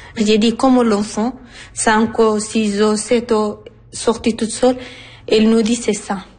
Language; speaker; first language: French; non-native, learner; Arabic